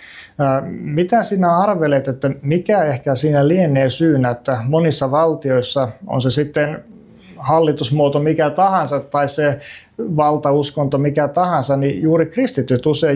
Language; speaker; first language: Finnish; native; Finnish